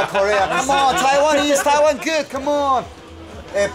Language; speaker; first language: English; non-native, learner; Turkish